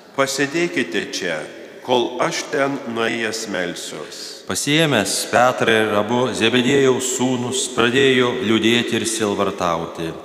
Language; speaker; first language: Lithuanian; native; Lithuanian